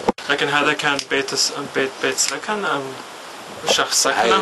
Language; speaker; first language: Arabic; non-native, learner; English